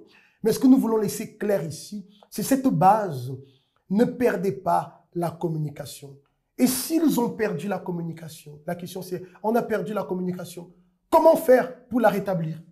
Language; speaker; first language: French; non-native, fluent; Portuguese